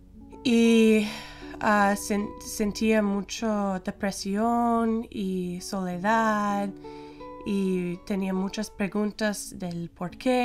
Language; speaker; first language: Spanish; non-native, fluent; English